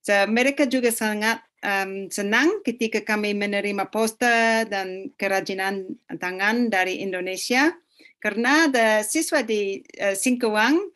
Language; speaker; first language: Indonesian; non-native, fluent; English